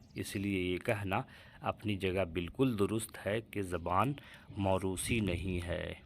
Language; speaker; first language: Urdu; native; Urdu